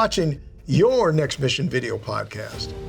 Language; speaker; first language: English; native; English